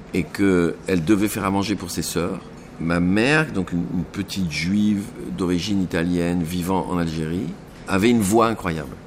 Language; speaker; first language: French; native; French